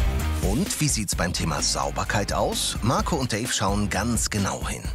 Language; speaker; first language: German; native; German